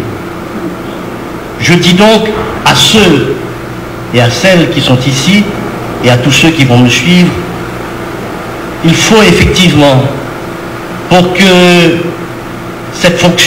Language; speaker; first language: French; non-native, local second language; Haitian Creole